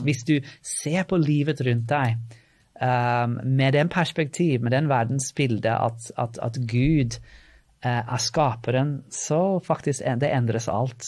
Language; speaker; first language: Norwegian; non-native, fluent; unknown